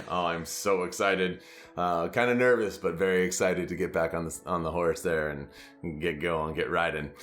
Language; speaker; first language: English; native; English